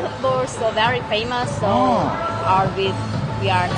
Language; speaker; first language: English; non-native, learner; Vietnamese